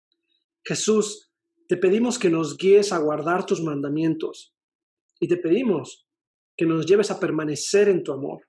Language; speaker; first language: Spanish; native; Spanish